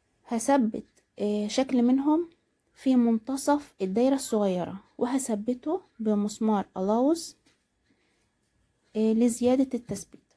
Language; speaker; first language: Arabic; native; Arabic